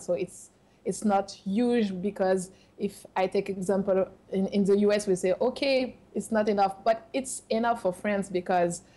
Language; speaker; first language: English; non-native, fluent; French